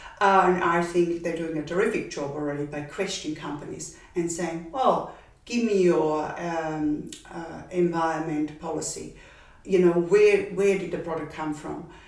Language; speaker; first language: English; non-native, fluent; German